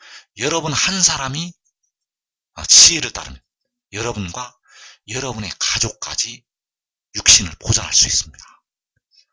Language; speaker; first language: Korean; native; Korean